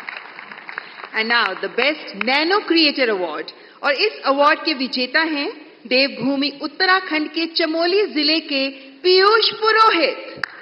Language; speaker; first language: Hindi; native; Hindi